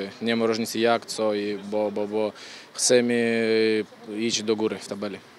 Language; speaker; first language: Polish; non-native, fluent; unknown